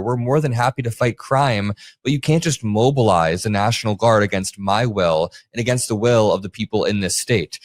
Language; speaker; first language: English; native; English